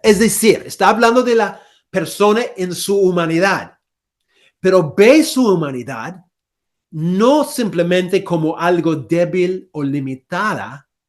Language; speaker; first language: Spanish; non-native, fluent; English